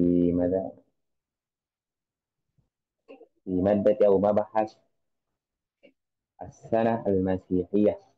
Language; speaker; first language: Arabic; non-native, fluent; Indonesian